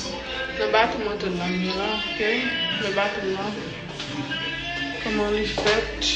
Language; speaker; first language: Portuguese; non-native, learner; Haitian Creole